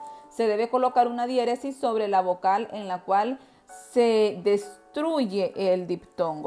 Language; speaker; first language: Spanish; native; Spanish